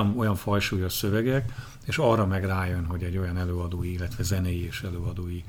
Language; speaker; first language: Hungarian; native; Hungarian